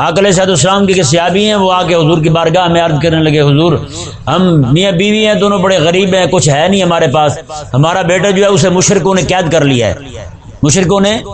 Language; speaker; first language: Urdu; non-native, local second language; Punjabi